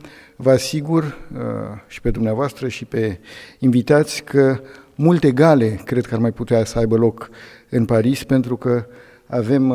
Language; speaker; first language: Romanian; native; Romanian